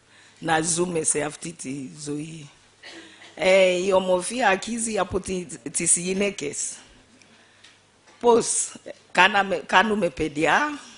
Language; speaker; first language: Greek; non-native, fluent; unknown